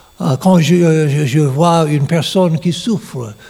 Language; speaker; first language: French; non-native, learner; English